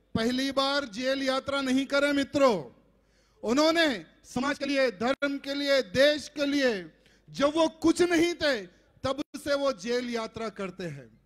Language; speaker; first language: Hindi; native; Hindi